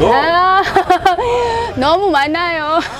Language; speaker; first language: Korean; non-native, learner; Filipino